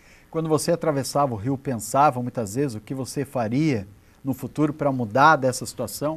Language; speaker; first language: Portuguese; native; Portuguese